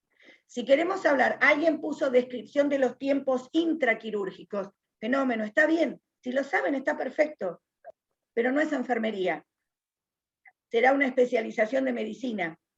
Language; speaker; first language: Spanish; native; Spanish